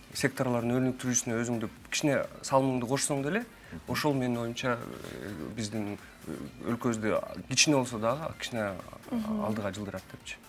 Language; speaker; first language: Kyrgyz; native; Kyrgyz